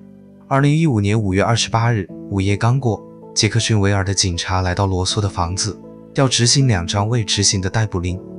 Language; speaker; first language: Chinese; native; Chinese